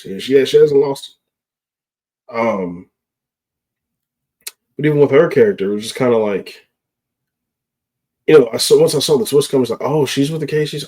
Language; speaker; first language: English; native; English